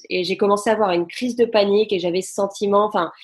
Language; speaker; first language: French; native; French